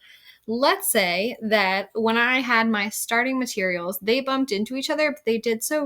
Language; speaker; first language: English; native; English